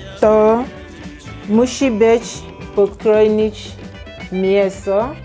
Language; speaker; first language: Polish; non-native, learner; Igbo